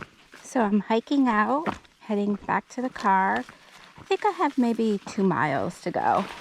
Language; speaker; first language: English; native; English